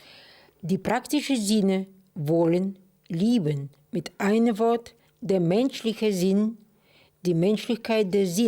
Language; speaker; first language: German; non-native, fluent; Russian